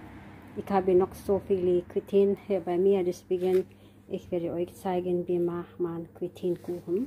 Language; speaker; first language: German; non-native, learner; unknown